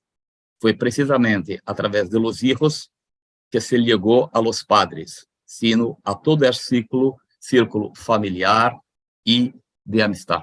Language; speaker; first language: Spanish; non-native, fluent; Portuguese